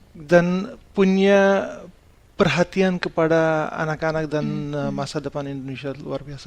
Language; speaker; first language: Indonesian; non-native, fluent; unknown